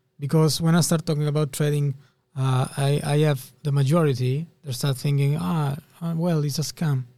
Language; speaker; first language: English; non-native, fluent; Italian